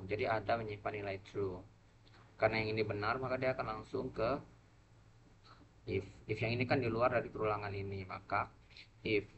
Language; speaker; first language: Indonesian; native; Indonesian